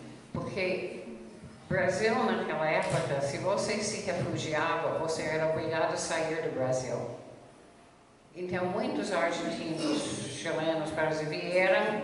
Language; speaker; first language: Portuguese; non-native, fluent; English